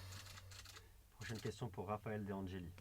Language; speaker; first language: French; native; French